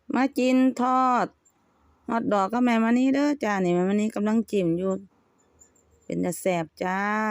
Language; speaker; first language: Thai; native; Thai